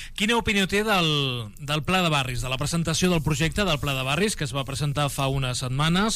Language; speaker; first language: Catalan; native; Catalan